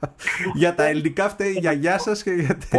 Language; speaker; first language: Greek; native; Greek